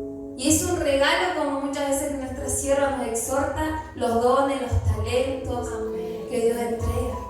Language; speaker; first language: Spanish; native; Spanish